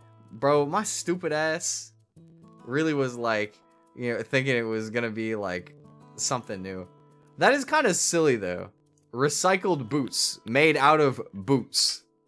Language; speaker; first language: English; native; English